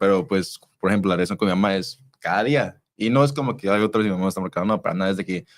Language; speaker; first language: Spanish; early bilingual, heritage; Spanish